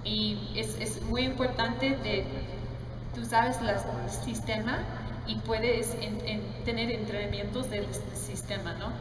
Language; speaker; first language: Spanish; non-native, learner; English